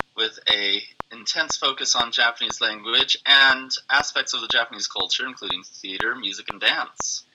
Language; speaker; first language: English; native; English